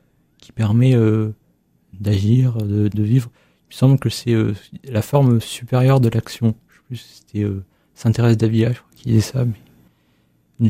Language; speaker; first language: French; native; French